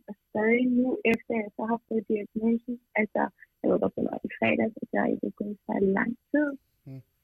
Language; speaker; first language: Danish; early bilingual, other home language; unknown